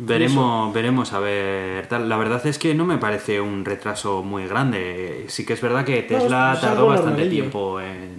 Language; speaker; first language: Spanish; native; Spanish